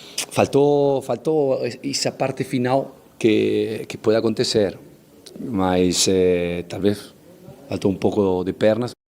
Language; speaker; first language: Portuguese; non-native, fluent; Spanish